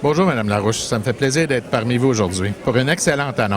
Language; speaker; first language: French; native; French